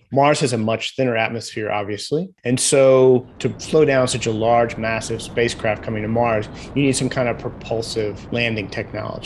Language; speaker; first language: English; native; English